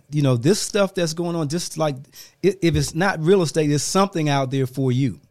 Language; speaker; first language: English; native; English